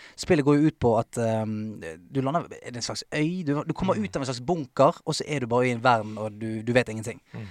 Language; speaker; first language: Norwegian; native; Norwegian